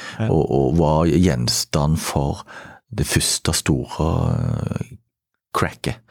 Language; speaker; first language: Norwegian; native; Norwegian